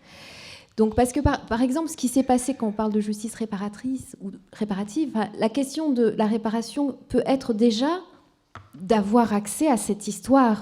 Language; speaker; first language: French; non-native, local second language; Kinyarwanda